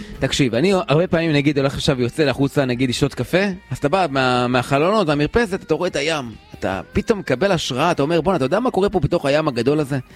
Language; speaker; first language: Hebrew; native; Hebrew